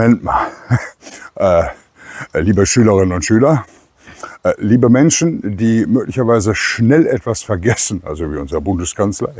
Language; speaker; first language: German; native; German